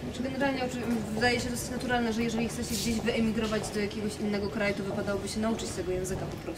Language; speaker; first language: Polish; native; Polish